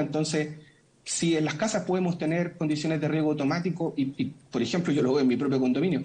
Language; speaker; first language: Spanish; native; Spanish